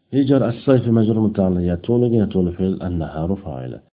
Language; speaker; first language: Arabic; non-native, fluent; Uzbek